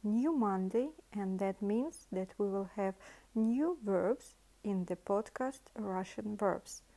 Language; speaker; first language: English; non-native, fluent; Russian